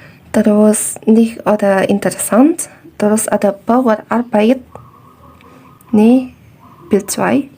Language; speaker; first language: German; non-native, fluent; Indonesian